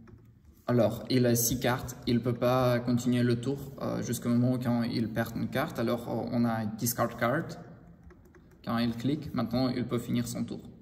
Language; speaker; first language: French; non-native, learner; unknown